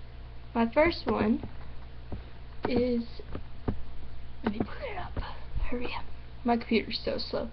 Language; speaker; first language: English; native; English